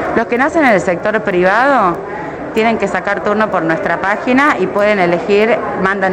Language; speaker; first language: Spanish; native; Spanish